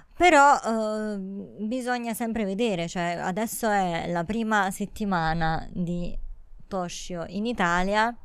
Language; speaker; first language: Italian; native; Italian